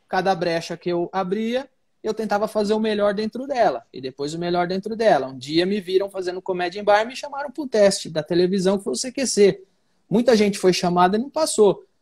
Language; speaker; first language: Portuguese; native; Portuguese